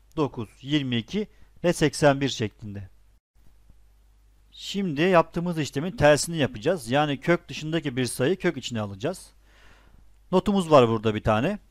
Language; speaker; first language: Turkish; native; Turkish